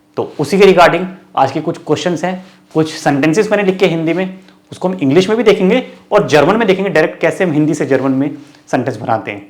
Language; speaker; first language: Hindi; native; Hindi